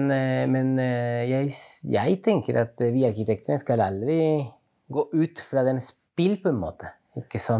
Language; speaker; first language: Norwegian; non-native, fluent; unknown